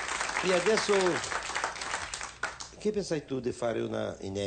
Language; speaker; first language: Italian; non-native, fluent; Portuguese